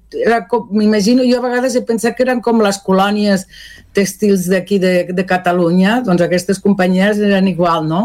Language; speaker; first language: Catalan; non-native, local second language; Spanish